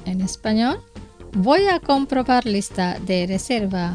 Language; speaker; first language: Spanish; non-native, fluent; Indonesian